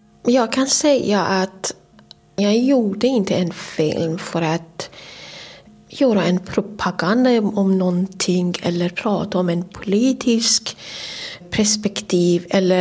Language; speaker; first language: Swedish; non-native, fluent; Kurdish